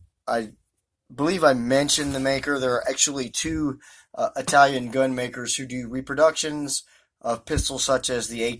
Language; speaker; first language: English; native; English